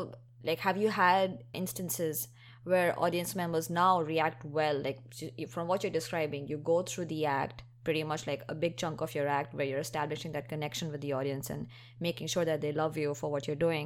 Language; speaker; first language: English; non-native, local second language; Hindi